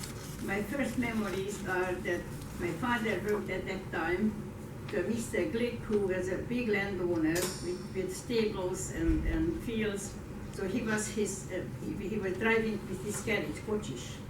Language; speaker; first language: English; non-native, fluent; Hungarian